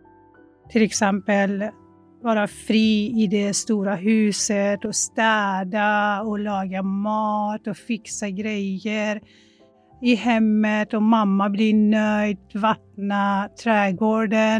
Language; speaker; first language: Swedish; non-native, fluent; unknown